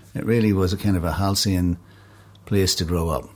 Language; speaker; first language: English; native; English